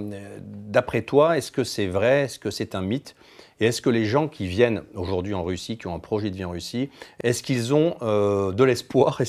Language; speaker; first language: French; native; French